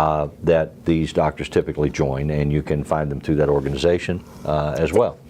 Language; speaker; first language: English; native; English